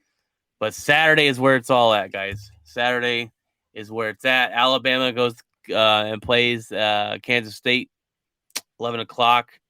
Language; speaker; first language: English; native; English